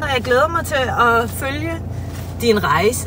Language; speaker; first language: Danish; non-native, fluent; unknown